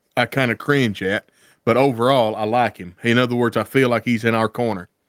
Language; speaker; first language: English; native; English